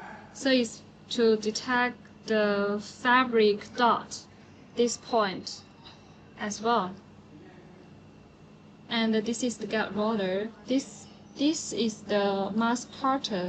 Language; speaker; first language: English; non-native, learner; Chinese